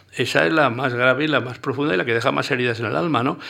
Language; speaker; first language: Spanish; native; Spanish